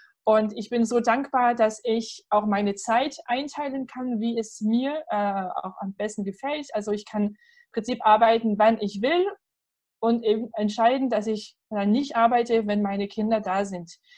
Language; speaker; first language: German; non-native, fluent; French